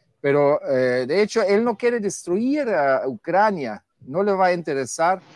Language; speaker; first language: Spanish; non-native, fluent; German